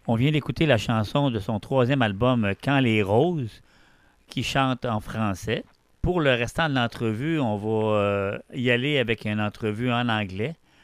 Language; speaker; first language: French; native; French